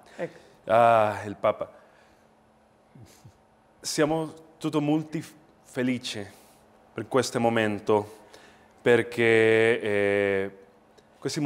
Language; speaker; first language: Italian; non-native, learner; Spanish